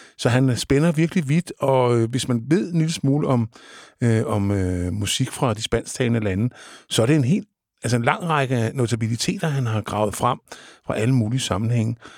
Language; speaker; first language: Danish; native; Danish